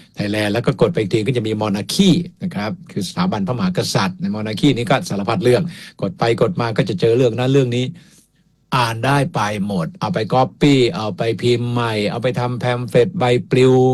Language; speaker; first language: Thai; native; Thai